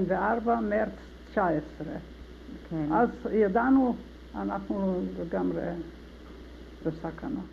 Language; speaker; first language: Hebrew; non-native, learner; Hungarian